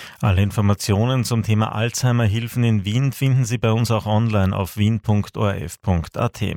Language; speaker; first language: German; native; German